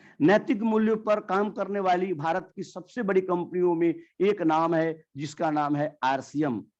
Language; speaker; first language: Hindi; native; Hindi